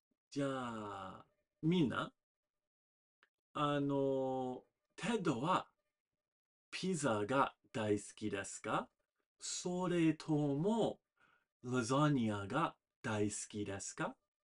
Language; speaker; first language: Japanese; non-native, fluent; English